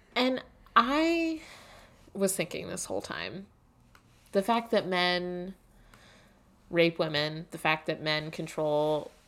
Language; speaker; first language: English; native; English